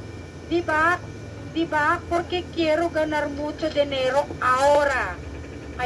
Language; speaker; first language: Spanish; non-native, learner; Filipino